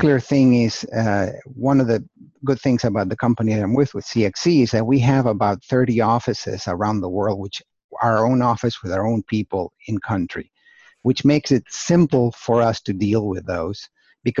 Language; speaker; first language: English; non-native, fluent; Spanish